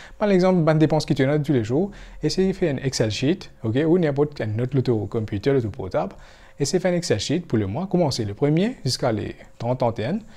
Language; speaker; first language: French; non-native, local second language; Morisyen